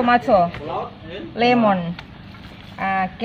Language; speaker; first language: English; non-native, learner; Thai